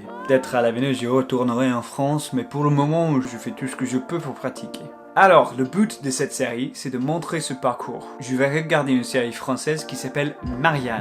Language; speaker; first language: French; non-native, fluent; English